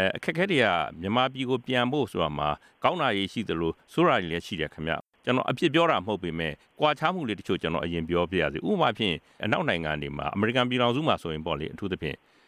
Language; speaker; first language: Burmese; native; Burmese